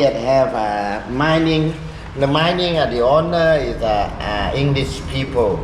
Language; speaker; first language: English; non-native, learner; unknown